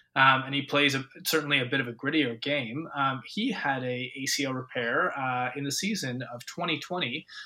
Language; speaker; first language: English; native; English